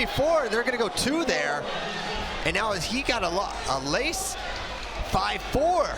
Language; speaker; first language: English; native; English